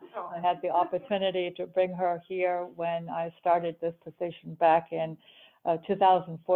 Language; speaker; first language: English; early bilingual, other home language; German